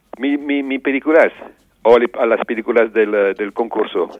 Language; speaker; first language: Spanish; non-native, learner; French